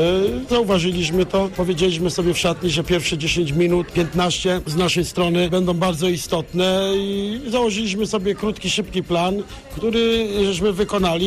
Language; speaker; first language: Polish; native; Polish